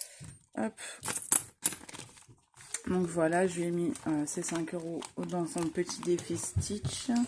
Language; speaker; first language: French; native; French